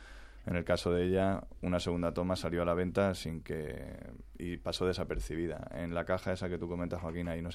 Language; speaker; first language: Spanish; native; Spanish